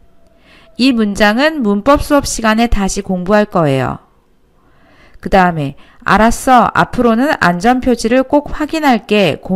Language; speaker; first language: Korean; native; Korean